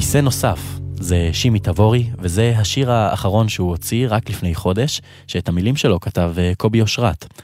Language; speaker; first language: Hebrew; native; Hebrew